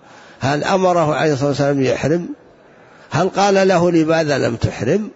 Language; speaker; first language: Arabic; native; Arabic